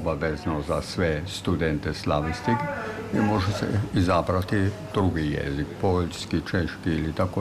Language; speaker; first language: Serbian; non-native, fluent; German